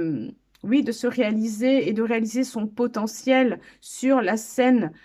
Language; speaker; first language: French; native; French